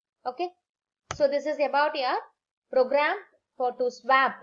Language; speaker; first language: English; non-native, local second language; Tamil